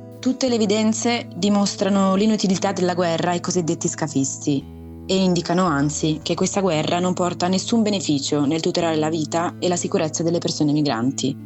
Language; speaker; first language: Italian; native; Italian